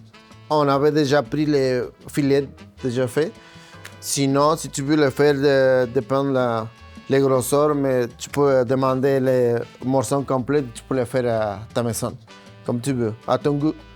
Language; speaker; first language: French; non-native, fluent; Spanish